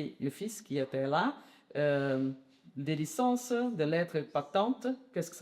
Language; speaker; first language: French; non-native, learner; Portuguese